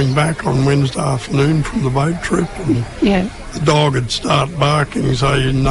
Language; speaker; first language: English; native; English